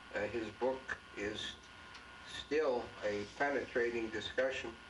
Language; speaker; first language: English; native; English